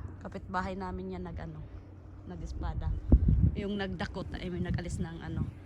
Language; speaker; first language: Filipino; native; Filipino